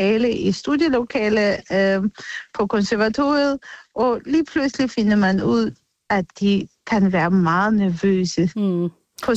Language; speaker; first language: Danish; non-native, fluent; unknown